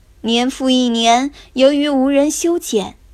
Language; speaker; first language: Chinese; native; Chinese